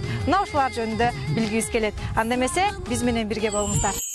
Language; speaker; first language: Kyrgyz; native; Kyrgyz